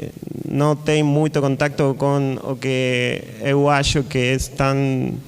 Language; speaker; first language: Portuguese; non-native, learner; Spanish